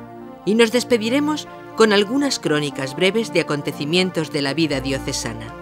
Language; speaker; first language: Spanish; native; Spanish